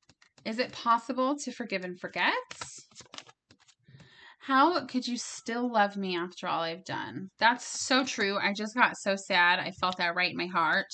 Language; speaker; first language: English; native; English